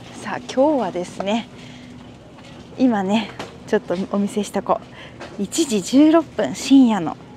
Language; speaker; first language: Japanese; native; Japanese